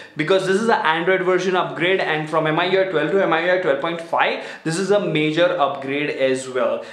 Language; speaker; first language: English; non-native, local second language; Hindi